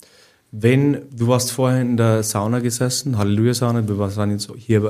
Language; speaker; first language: German; native; German